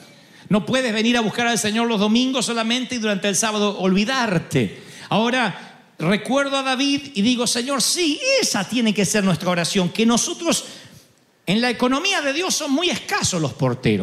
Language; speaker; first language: Spanish; native; Spanish